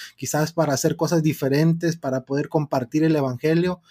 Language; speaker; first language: Spanish; early bilingual, heritage; Spanish